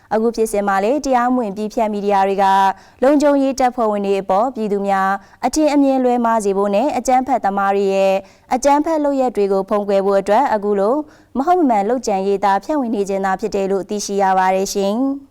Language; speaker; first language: Burmese; native; Burmese